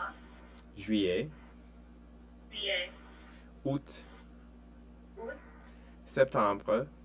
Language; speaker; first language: French; non-native, fluent; English